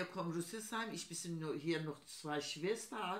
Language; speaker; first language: German; non-native, learner; Turkish